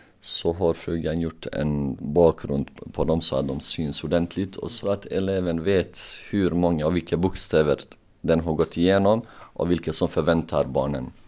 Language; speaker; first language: Swedish; non-native, local second language; Bosnian